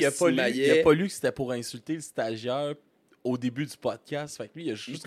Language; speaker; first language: French; native; French